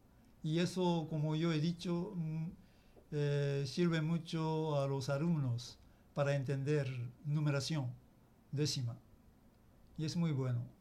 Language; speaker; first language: Spanish; non-native, learner; Japanese